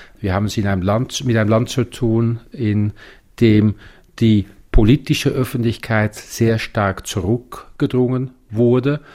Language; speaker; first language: German; non-native, fluent; Dutch